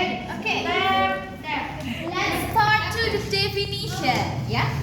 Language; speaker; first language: English; non-native, learner; Indonesian